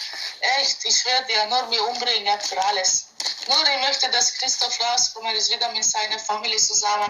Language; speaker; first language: German; non-native, learner; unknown